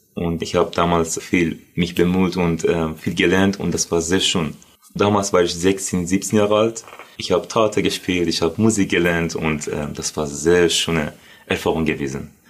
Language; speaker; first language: German; non-native, learner; Persian